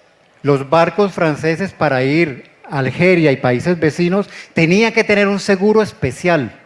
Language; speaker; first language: Spanish; native; Spanish